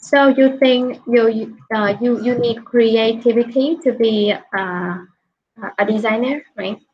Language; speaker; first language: English; non-native, fluent; Vietnamese